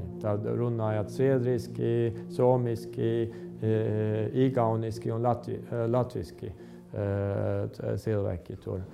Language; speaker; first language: Latvian; non-native, fluent; Estonian